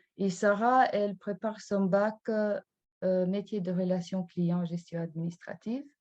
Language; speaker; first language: French; non-native, fluent; Albanian